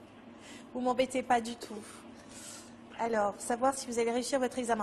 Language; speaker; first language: French; native; French